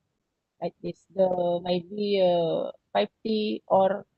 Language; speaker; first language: English; non-native, learner; Indonesian